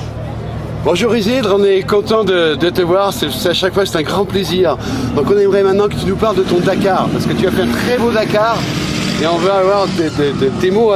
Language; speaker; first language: French; native; French